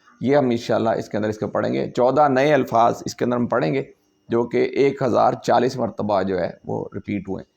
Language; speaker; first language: Urdu; non-native, local second language; Punjabi